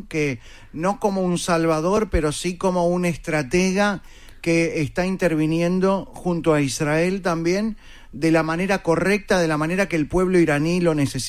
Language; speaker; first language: Spanish; native; Spanish